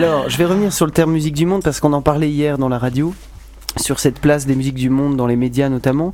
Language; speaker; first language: French; native; French